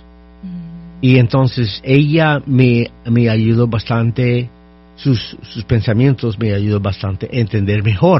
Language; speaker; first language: Spanish; non-native, fluent; English